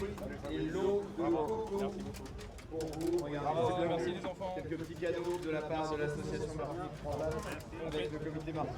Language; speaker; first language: French; native; French